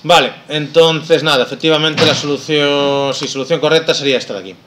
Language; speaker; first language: Spanish; non-native, local second language; Galician